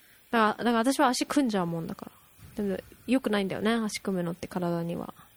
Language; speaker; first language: Japanese; early bilingual, heritage; Japanese